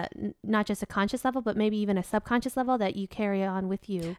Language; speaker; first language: English; non-native, fluent; Vietnamese